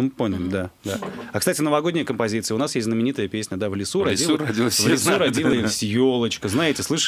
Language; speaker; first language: Russian; native; Russian